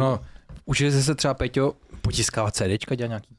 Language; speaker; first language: Czech; native; Czech